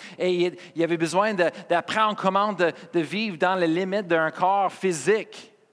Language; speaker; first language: French; non-native, fluent; English